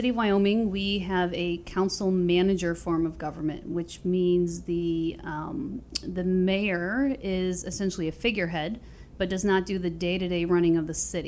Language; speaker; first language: English; native; English